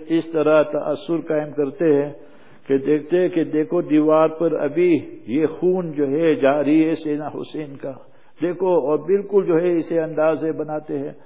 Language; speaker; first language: Urdu; non-native, fluent; English